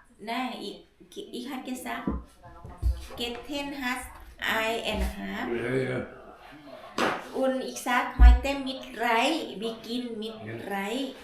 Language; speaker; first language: German; non-native, learner; Thai